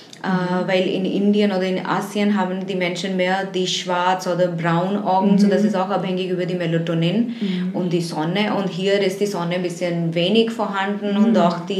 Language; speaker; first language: German; non-native, fluent; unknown